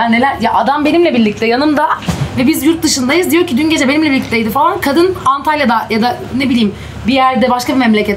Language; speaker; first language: Turkish; native; Turkish